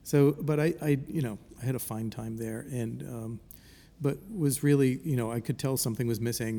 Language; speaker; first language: English; native; English